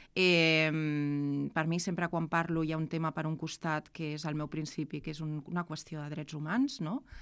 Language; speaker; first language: Catalan; non-native, local second language; Spanish